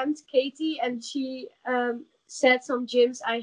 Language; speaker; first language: English; non-native, fluent; Dutch